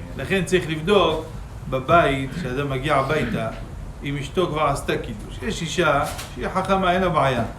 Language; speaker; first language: Hebrew; native; Hebrew